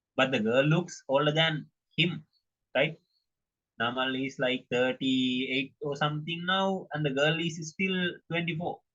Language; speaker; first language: English; non-native, local second language; Sinhala